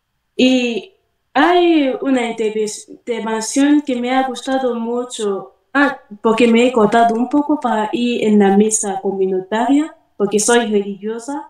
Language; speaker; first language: Spanish; non-native, fluent; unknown